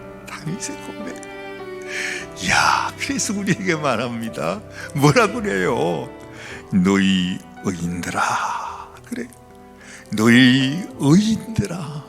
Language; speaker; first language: Korean; native; Korean